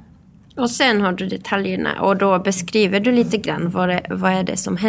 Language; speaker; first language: Swedish; non-native, fluent; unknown